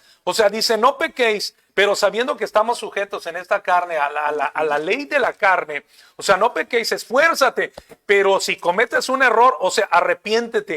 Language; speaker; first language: Spanish; native; Spanish